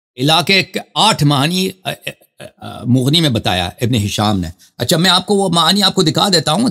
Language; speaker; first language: Urdu; non-native, fluent; Persian